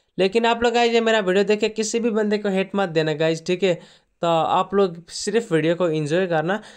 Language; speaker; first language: Hindi; native; Hindi